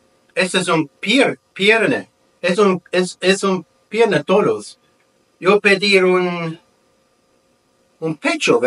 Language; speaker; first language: Spanish; non-native, learner; English